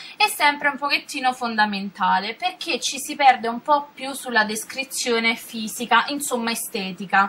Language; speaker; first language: Italian; native; Italian